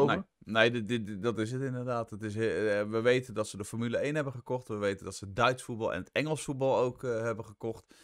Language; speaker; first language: Dutch; native; Dutch